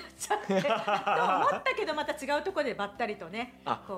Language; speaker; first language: Japanese; native; Japanese